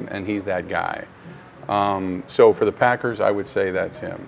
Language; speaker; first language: English; native; English